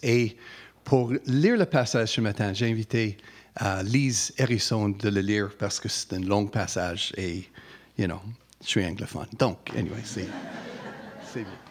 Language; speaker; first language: French; non-native, fluent; English